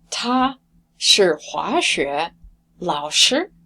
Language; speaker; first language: Chinese; non-native, fluent; English